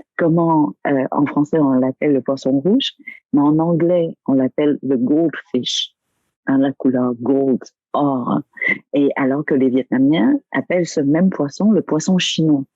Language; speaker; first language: French; early bilingual, other home language; Vietnamese